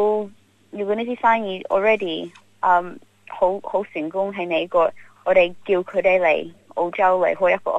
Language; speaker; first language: Cantonese; early bilingual, heritage; Cantonese